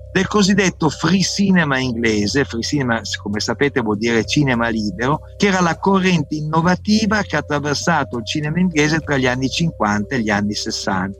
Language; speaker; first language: Italian; native; Italian